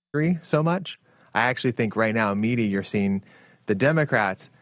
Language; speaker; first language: English; native; English